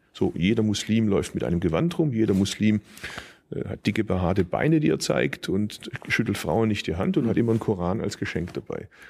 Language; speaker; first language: German; early bilingual, other home language; Turkish